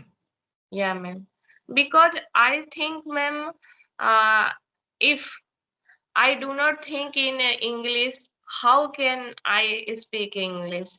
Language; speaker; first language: English; non-native, learner; Hindi